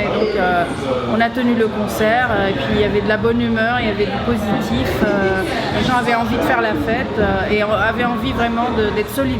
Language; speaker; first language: French; native; French